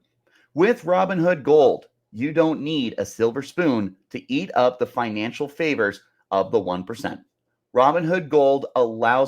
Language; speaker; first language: English; native; English